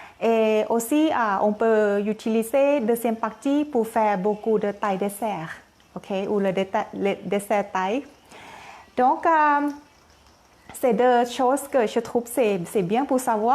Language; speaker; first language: French; non-native, learner; Thai